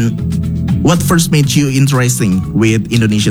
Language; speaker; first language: English; non-native, local second language; Indonesian